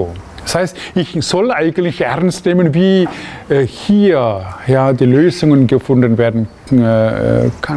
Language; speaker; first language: German; non-native, fluent; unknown